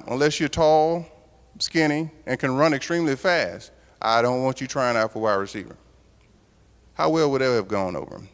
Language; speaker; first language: English; native; English